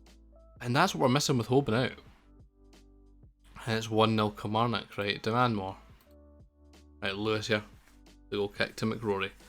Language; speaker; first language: English; native; English